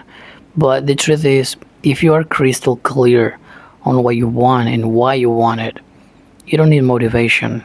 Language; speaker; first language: English; non-native, fluent; Spanish